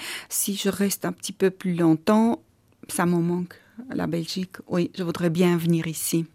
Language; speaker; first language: French; non-native, fluent; Armenian